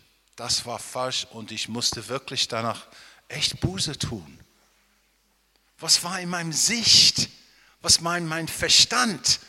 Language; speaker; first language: German; non-native, fluent; English